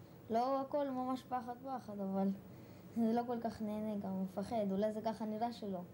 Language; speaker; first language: Hebrew; early bilingual, other home language; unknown